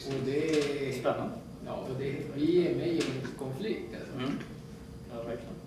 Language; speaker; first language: Swedish; non-native, fluent; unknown